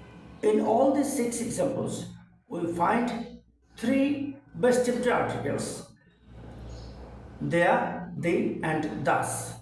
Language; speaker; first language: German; non-native, learner; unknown